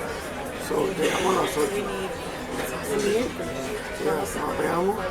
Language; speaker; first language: Spanish; early bilingual, heritage; English